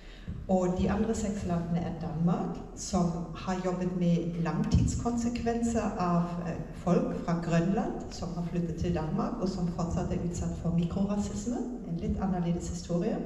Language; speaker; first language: Norwegian; non-native, fluent; German